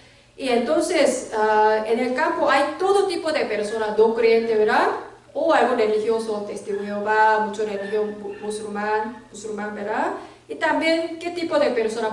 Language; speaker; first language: Spanish; non-native, learner; Korean